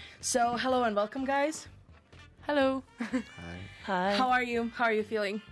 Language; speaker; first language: English; non-native, fluent; Croatian